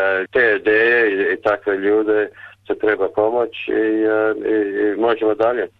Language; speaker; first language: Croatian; early bilingual, heritage; Croatian